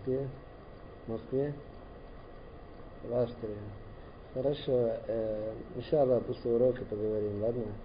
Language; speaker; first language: Russian; non-native, learner; Arabic